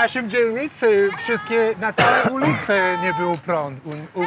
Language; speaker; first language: Polish; non-native, fluent; English